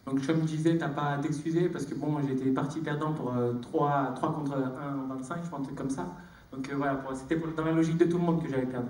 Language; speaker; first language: French; native; French